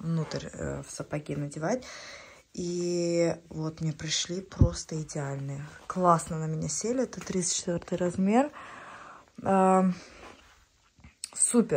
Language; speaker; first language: Russian; native; Russian